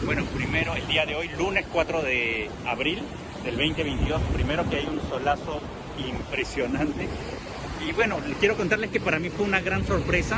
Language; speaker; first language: Spanish; native; Spanish